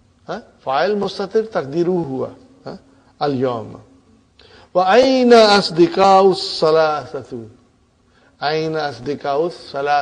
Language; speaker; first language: Arabic; non-native, fluent; Urdu